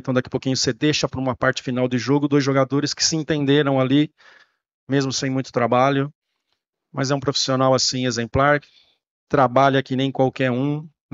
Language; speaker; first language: Portuguese; native; Portuguese